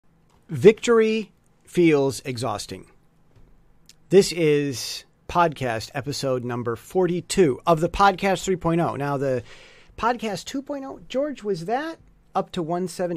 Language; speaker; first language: English; native; English